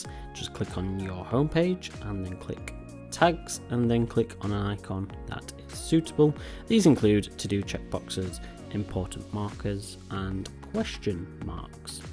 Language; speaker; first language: English; native; English